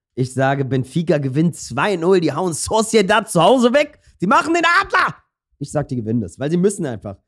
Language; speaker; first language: German; early bilingual, other home language; Turkish